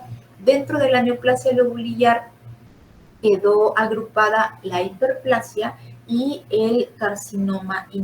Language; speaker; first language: Spanish; native; Spanish